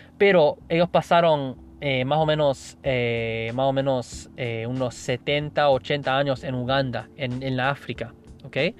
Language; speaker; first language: Spanish; non-native, fluent; English